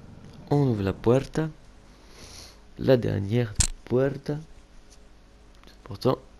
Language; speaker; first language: French; native; French